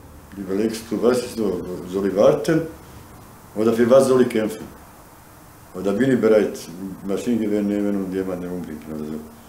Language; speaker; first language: German; non-native, learner; Bosnian